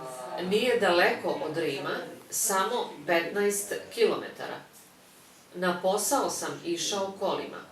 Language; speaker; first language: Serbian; non-native, fluent; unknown